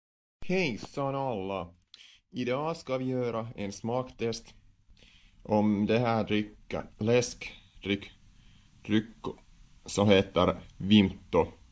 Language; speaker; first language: Swedish; non-native, fluent; Finnish